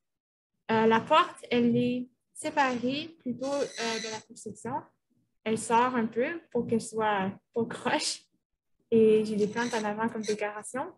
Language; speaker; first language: French; native; French